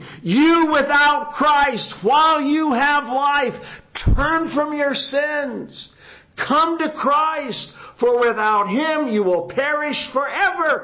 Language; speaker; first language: English; native; English